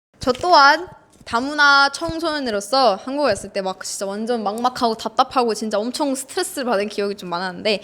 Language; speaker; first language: Korean; non-native, fluent; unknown